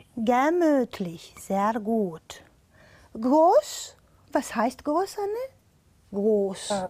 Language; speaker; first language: German; non-native, fluent; Romanian